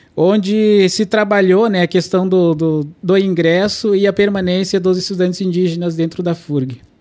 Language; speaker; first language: Portuguese; non-native, local second language; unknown